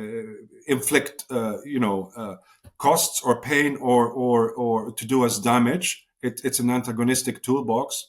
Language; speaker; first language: English; non-native, fluent; Swedish